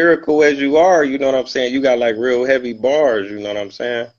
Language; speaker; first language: English; native; English